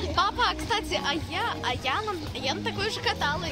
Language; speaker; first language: Russian; native; Russian